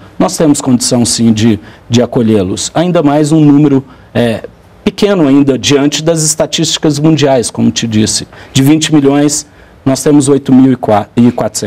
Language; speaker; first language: Portuguese; native; Portuguese